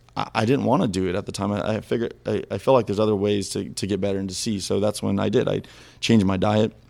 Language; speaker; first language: English; native; English